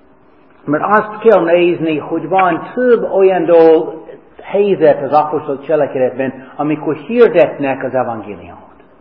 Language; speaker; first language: Hungarian; non-native, fluent; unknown